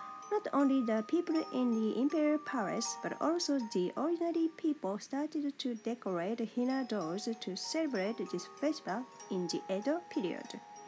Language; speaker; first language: English; non-native, fluent; Japanese